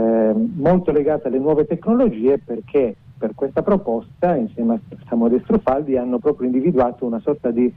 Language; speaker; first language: Italian; native; Italian